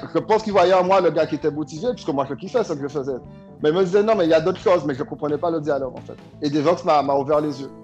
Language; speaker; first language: French; native; French